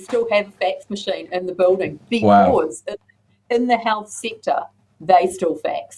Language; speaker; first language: English; native; English